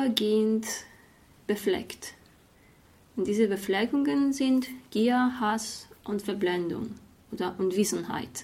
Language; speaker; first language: German; non-native, fluent; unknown